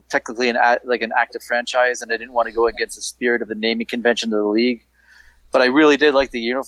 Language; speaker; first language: English; native; English